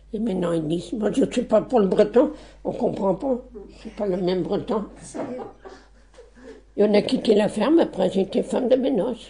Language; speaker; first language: French; non-native, local second language; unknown